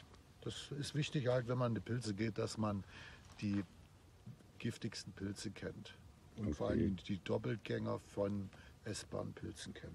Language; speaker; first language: German; native; German